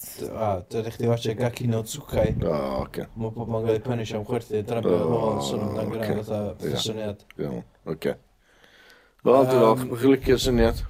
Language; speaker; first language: Welsh; native; Welsh